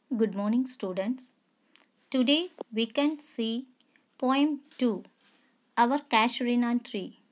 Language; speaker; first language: English; non-native, local second language; Tamil